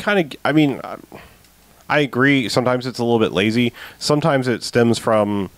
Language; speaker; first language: English; native; English